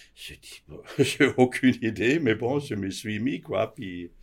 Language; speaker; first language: French; non-native, fluent; Danish